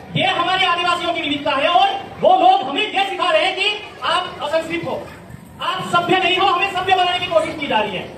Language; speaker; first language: Hindi; non-native, local second language; Bhili